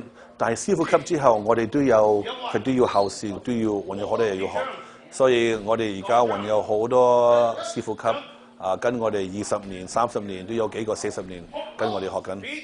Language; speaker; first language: Cantonese; early bilingual, heritage; Cantonese